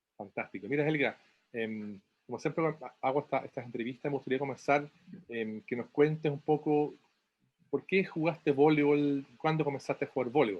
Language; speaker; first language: Spanish; native; Spanish